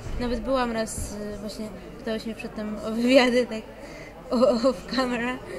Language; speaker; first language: Polish; early bilingual, other home language; Ukrainian